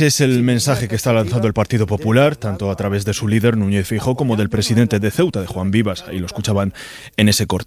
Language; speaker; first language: Spanish; native; Spanish